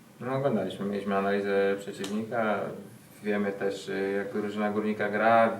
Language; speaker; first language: Polish; native; Polish